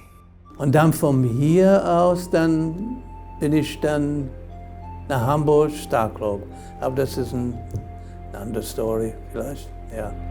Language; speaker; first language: German; non-native, fluent; English